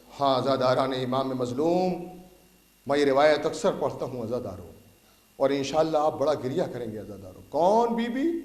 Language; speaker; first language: Urdu; native; Urdu